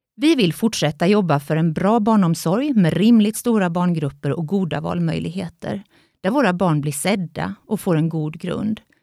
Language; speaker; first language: Swedish; native; Swedish